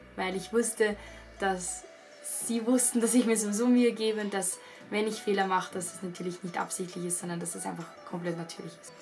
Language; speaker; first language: German; native; German